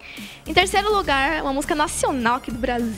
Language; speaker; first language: Portuguese; native; Portuguese